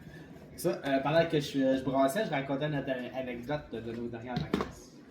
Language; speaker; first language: French; native; French